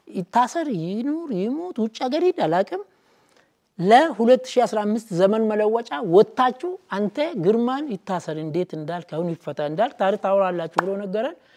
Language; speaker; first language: Amharic; non-native, local second language; Oromo